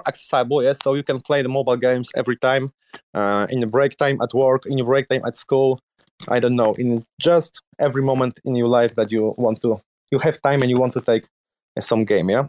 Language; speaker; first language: English; non-native, learner; Polish